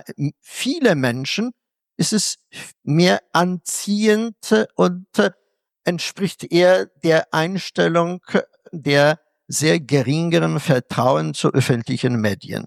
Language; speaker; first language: German; non-native, fluent; Polish